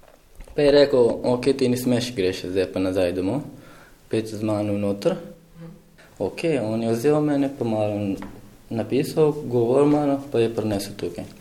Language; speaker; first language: Slovenian; non-native, learner; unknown